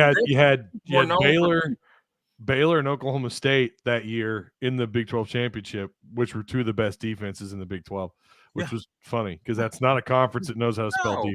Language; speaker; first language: English; native; English